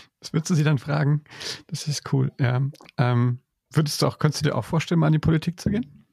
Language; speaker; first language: German; native; German